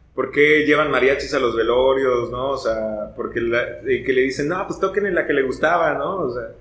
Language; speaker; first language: Spanish; native; Spanish